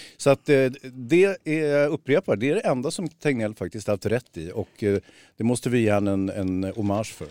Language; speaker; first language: Swedish; native; Swedish